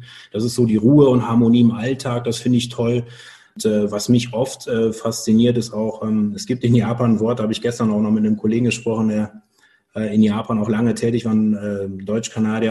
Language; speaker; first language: German; native; German